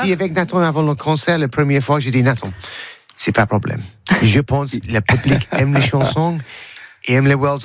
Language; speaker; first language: French; non-native, learner; English